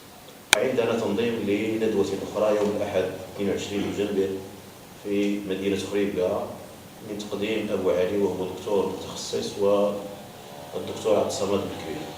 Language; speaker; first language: Arabic; native; Arabic